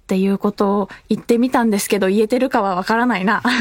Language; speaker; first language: Japanese; native; Japanese